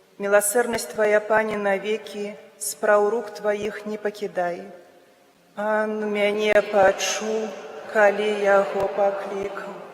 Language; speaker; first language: Belarusian; native; Belarusian